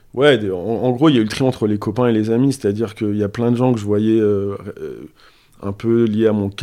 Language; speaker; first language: French; native; French